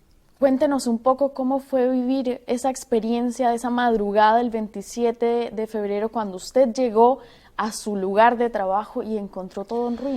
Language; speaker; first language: Spanish; native; Spanish